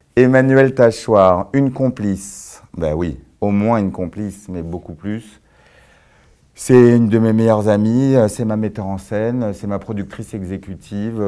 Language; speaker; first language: French; native; French